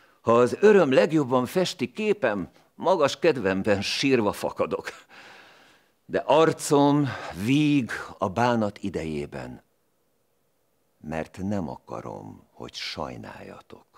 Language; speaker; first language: Hungarian; native; Hungarian